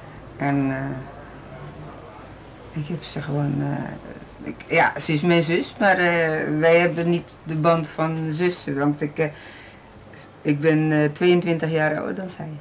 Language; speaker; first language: Dutch; non-native, learner; Portuguese